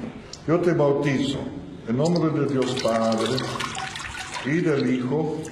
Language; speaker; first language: Spanish; non-native, fluent; Dutch